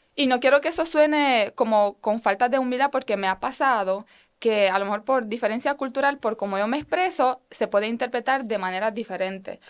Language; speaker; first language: Spanish; non-native, fluent; Romanian